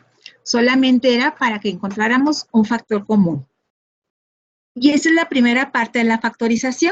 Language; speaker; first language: Spanish; native; Spanish